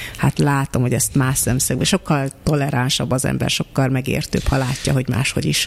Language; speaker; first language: Hungarian; early bilingual, other home language; Russian